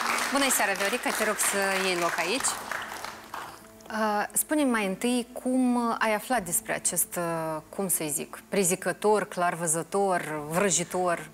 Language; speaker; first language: Romanian; native; Romanian